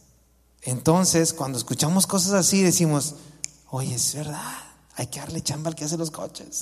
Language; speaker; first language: Spanish; native; Spanish